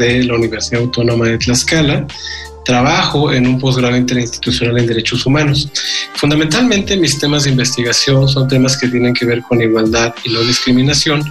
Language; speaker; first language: Spanish; native; Spanish